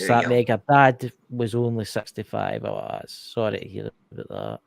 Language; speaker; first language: English; native; English